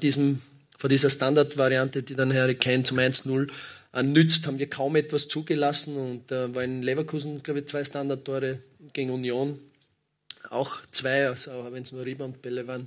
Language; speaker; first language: German; native; German